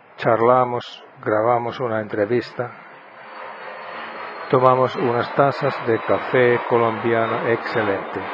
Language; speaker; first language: Spanish; non-native, fluent; Finnish